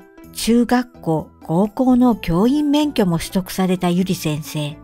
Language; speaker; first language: Japanese; native; Japanese